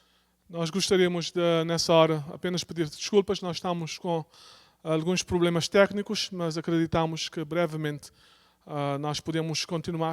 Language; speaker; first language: Portuguese; native; Portuguese